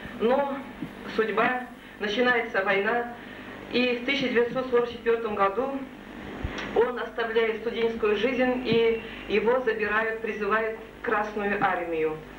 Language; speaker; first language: Russian; non-native, local second language; Tatar